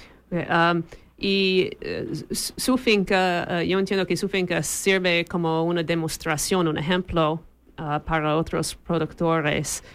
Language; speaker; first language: Spanish; non-native, fluent; English